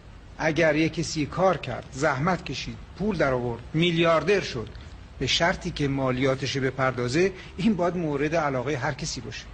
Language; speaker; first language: Persian; native; Persian